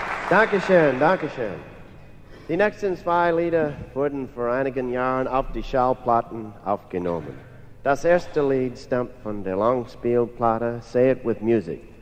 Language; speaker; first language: German; non-native, learner; English